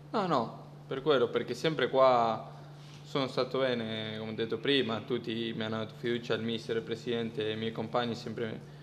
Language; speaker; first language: Italian; non-native, fluent; Spanish